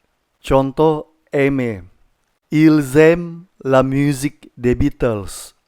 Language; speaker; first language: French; non-native, fluent; Indonesian